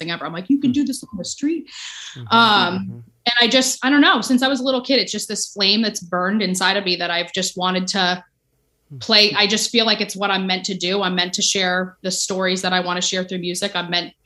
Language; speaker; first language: English; native; English